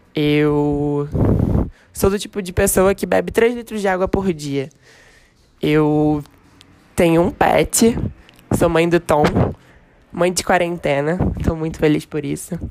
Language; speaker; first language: Portuguese; native; Portuguese